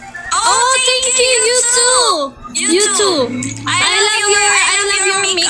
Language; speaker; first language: English; non-native, learner; Filipino